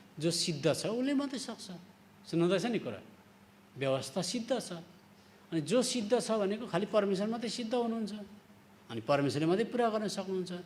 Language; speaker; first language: Nepali; native; Nepali